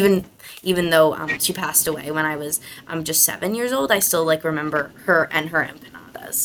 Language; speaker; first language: English; native; English